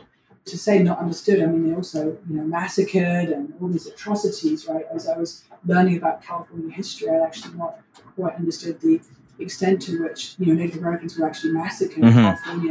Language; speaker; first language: English; native; English